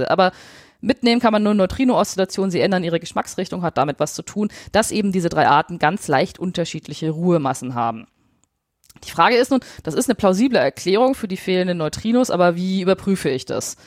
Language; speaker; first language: German; native; German